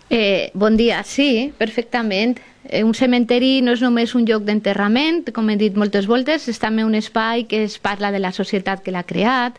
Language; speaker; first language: Catalan; native; Catalan